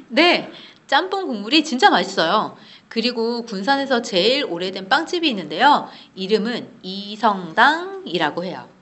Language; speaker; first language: Korean; native; Korean